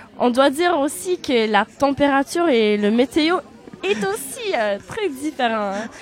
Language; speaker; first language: French; non-native, fluent; Polish